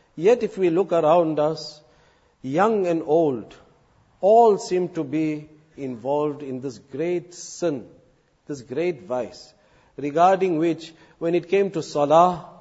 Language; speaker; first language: English; native; English